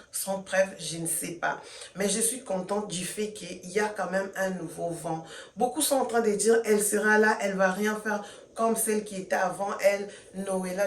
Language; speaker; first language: French; non-native, local second language; Lingala